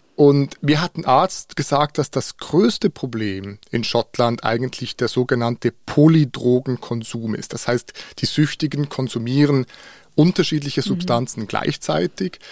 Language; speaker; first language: German; native; German